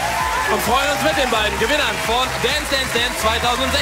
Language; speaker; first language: German; native; German